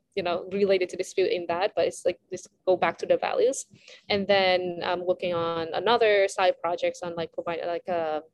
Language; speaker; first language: English; non-native, fluent; Vietnamese